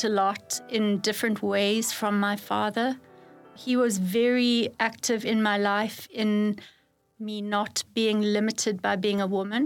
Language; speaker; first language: English; native; English